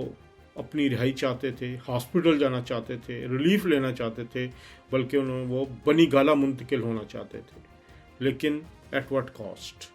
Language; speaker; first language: Urdu; native; Urdu